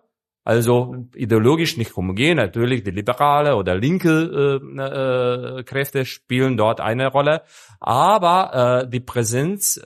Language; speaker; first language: German; non-native, fluent; Serbian